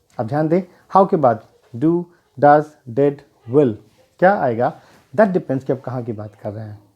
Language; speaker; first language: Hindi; native; Hindi